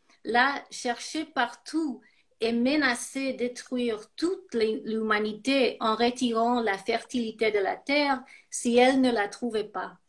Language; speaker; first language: French; non-native, fluent; English